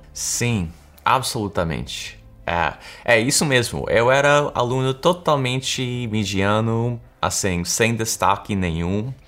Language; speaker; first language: Portuguese; early bilingual, heritage; English